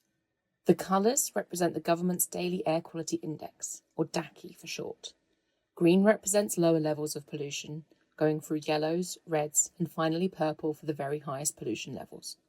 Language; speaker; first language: English; native; English